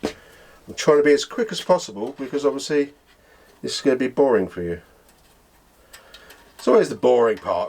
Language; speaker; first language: English; native; English